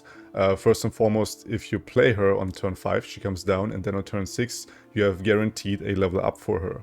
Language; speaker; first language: English; non-native, fluent; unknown